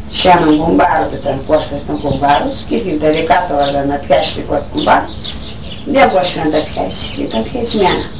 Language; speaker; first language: Greek; native; Greek